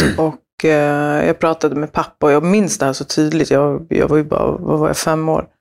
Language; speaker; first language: Swedish; early bilingual, other home language; Spanish